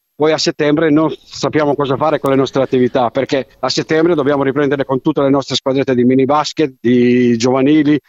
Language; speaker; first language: Italian; non-native, fluent; Macedonian